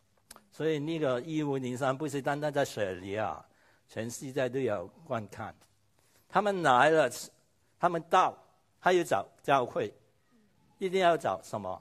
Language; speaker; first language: Chinese; non-native, local second language; Cantonese